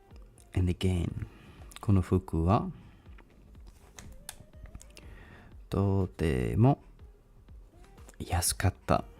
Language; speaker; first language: Japanese; non-native, learner; English